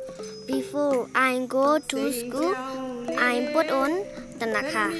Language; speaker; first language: English; non-native, learner; Burmese